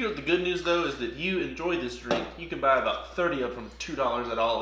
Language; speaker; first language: English; native; English